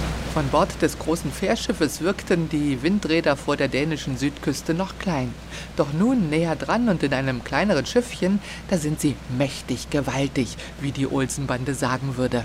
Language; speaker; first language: German; native; German